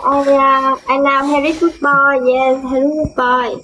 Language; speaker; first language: English; non-native, learner; Vietnamese